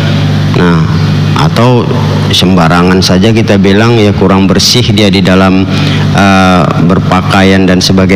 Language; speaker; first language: Indonesian; native; Indonesian